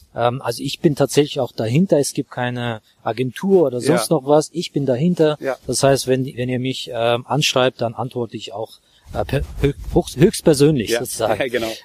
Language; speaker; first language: German; non-native, fluent; Russian